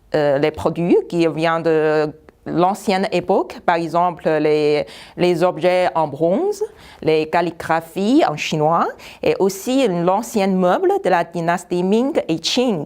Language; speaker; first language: French; non-native, fluent; Chinese